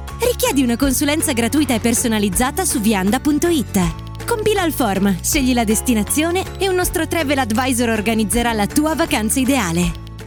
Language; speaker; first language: Italian; native; Italian